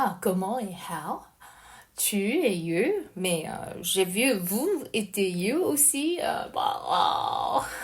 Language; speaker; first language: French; non-native, learner; Japanese